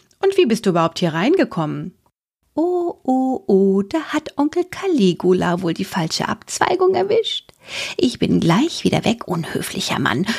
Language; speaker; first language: German; native; German